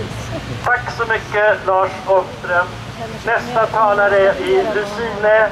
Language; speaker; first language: Swedish; native; Swedish